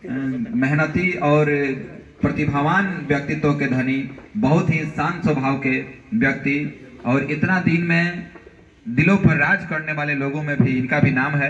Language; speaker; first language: Hindi; native; Hindi